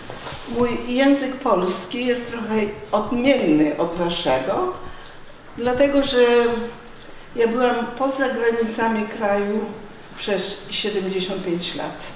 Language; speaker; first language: Polish; early bilingual, heritage; Polish